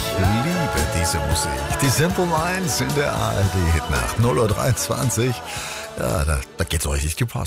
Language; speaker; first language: German; native; German